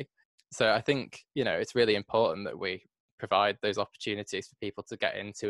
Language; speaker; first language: English; native; English